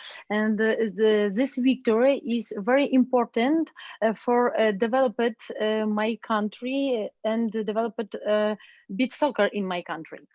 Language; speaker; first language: English; non-native, learner; Ukrainian